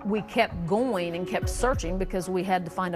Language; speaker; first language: English; native; English